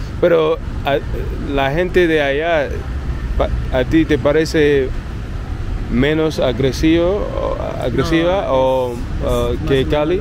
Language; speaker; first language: Spanish; non-native, learner; English